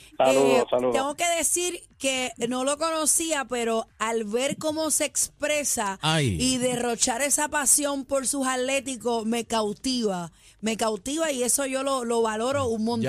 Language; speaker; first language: Spanish; native; Spanish